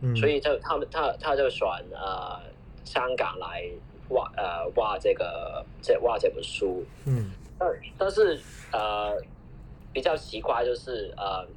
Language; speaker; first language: Chinese; non-native, fluent; Cantonese